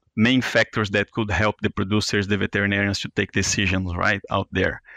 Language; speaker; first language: English; non-native, fluent; Portuguese